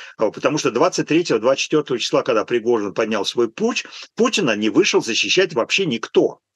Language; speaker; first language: Russian; native; Russian